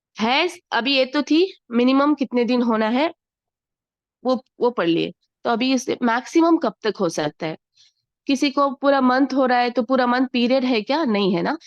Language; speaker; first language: Urdu; native; Urdu